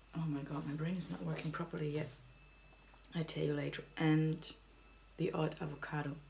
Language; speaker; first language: English; non-native, fluent; German